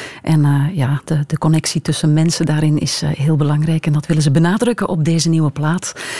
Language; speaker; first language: Dutch; native; Dutch